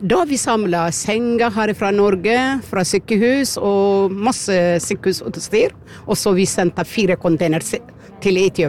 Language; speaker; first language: Norwegian; non-native, learner; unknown